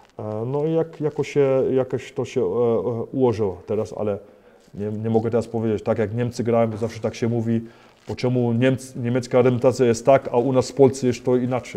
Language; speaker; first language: Polish; early bilingual, heritage; Polish